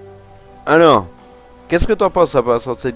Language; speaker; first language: French; native; French